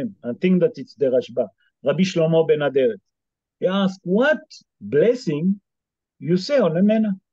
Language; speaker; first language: English; non-native, fluent; Hebrew